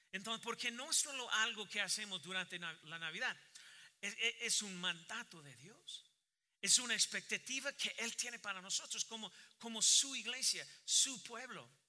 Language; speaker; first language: Spanish; non-native, fluent; English